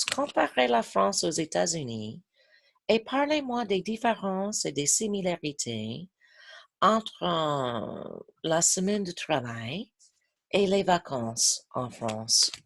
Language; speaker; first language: French; non-native, fluent; English